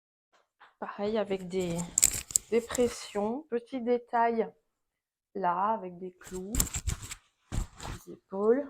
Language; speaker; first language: French; native; French